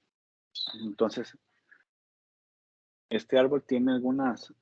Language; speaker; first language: Spanish; native; Spanish